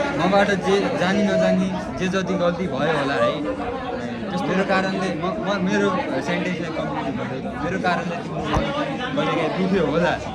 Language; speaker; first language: Nepali; native; Nepali